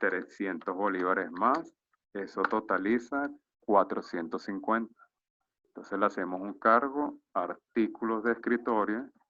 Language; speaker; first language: Spanish; native; Spanish